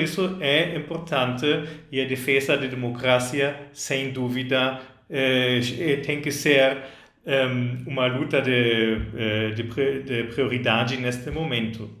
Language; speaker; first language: Portuguese; non-native, fluent; German